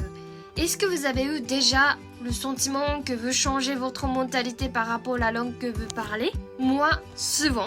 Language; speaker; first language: French; non-native, fluent; Japanese